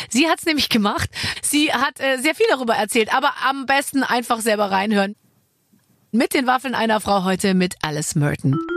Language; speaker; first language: German; native; German